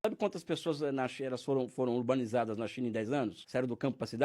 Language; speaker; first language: Portuguese; native; Portuguese